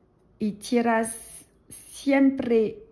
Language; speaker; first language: Spanish; non-native, learner; French